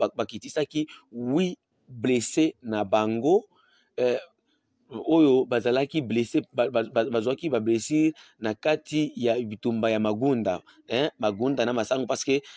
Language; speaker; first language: Lingala; non-native, local second language; Swahili